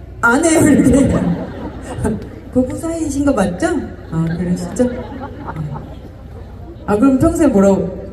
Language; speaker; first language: Korean; native; Korean